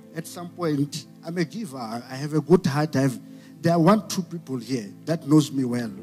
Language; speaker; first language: English; non-native, local second language; Southern Sotho